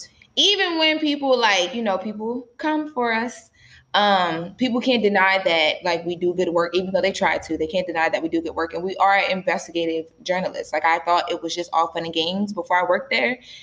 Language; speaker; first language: English; native; English